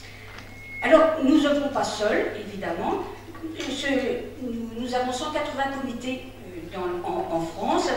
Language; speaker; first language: French; native; French